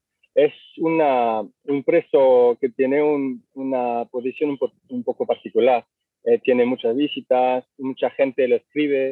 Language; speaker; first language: Spanish; non-native, fluent; French